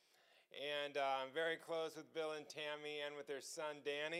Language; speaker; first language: English; native; English